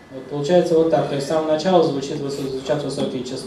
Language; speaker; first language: Russian; native; Russian